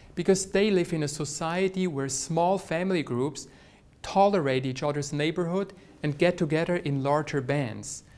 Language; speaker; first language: English; non-native, fluent; Swiss German